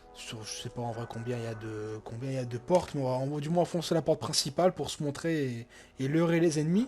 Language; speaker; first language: French; native; French